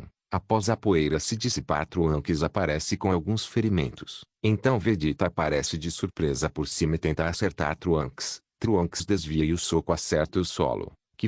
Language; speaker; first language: Portuguese; native; Portuguese